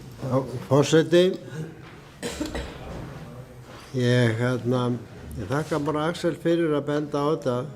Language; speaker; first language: Icelandic; native; Icelandic